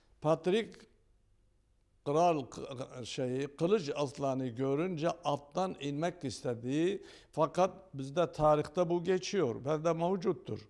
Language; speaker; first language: Turkish; non-native, local second language; Turoyo